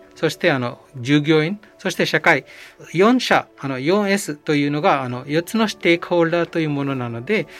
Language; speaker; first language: Japanese; non-native, fluent; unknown